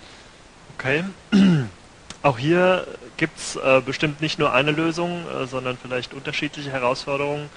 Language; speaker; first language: German; native; German